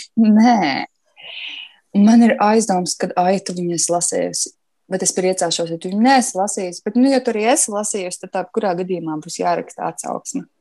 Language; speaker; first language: Latvian; native; Latvian